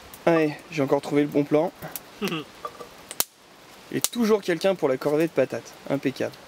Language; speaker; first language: French; native; French